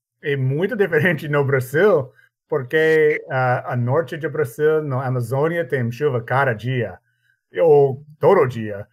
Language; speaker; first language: Portuguese; non-native, learner; English